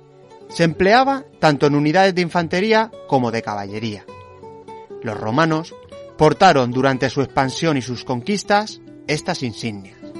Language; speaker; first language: Spanish; native; Spanish